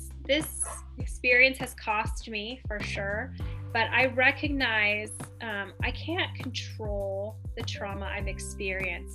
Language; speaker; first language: English; native; English